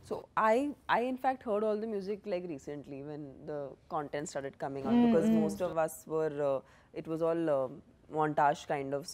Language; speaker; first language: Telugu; non-native, fluent; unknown